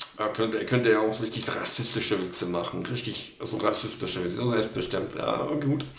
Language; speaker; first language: German; non-native, fluent; Polish